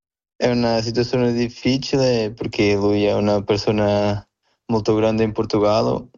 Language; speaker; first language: Italian; non-native, learner; Portuguese